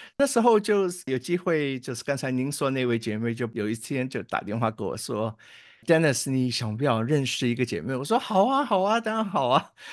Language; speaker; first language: Chinese; native; Chinese